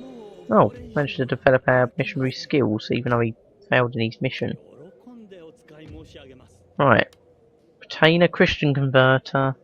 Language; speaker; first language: English; native; English